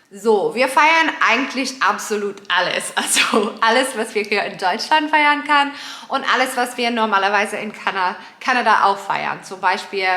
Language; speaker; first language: German; non-native, fluent; English